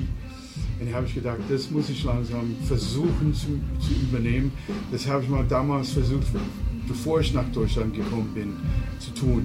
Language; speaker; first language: German; non-native, fluent; English